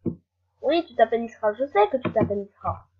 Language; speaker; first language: French; native; French